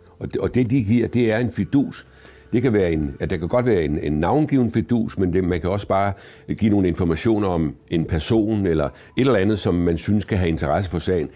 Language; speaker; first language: Danish; native; Danish